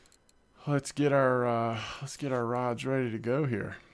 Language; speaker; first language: English; native; English